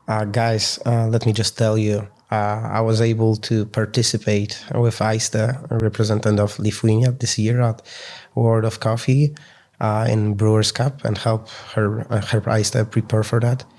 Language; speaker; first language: English; non-native, fluent; Polish